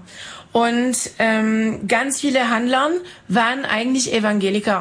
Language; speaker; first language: German; non-native, fluent; French